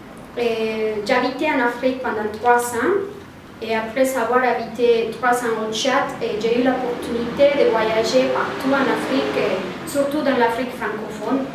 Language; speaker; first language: French; non-native, learner; Spanish